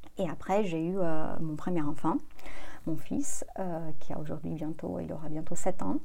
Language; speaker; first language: French; non-native, fluent; Portuguese